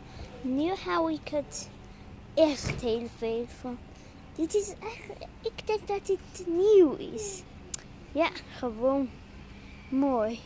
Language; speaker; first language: Dutch; non-native, learner; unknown